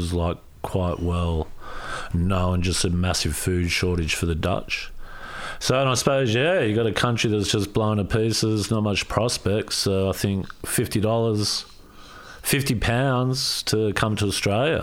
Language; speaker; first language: English; native; English